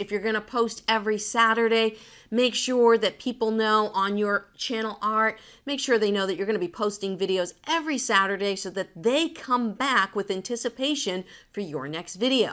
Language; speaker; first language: English; native; English